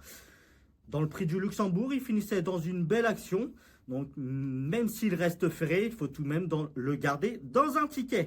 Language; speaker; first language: French; native; French